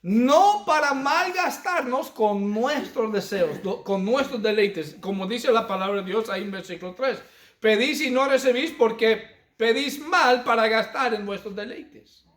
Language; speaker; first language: Spanish; non-native, fluent; English